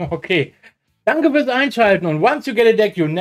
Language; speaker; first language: German; native; German